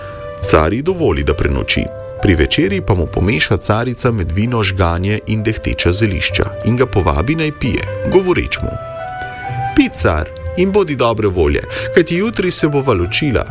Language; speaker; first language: Slovenian; native; Slovenian